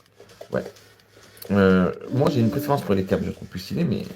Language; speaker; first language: French; native; French